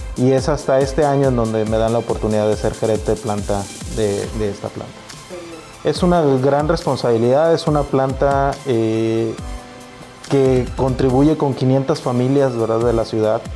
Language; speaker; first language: Spanish; native; Spanish